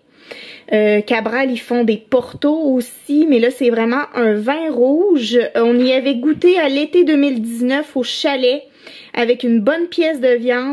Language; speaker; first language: French; native; French